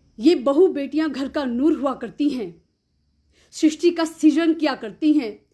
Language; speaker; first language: Hindi; native; Hindi